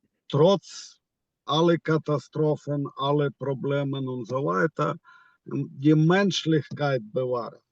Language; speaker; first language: German; non-native, fluent; Ukrainian